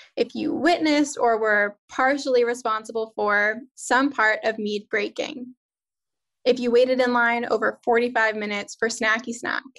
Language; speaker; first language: English; native; English